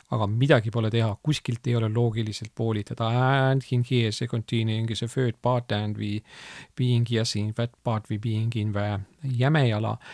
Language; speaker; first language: English; non-native, learner; Estonian